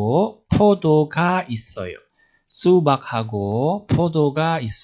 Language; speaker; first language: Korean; non-native, fluent; Indonesian